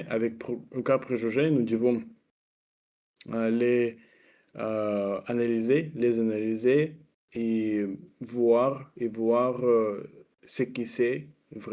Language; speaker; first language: French; non-native, fluent; Russian